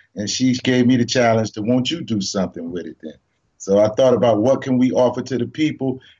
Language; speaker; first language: English; native; English